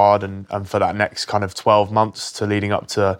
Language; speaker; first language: English; native; English